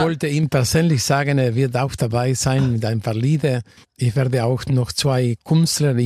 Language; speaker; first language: German; non-native, fluent; Spanish